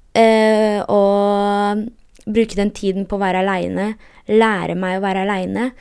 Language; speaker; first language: Norwegian; early bilingual, heritage; Polish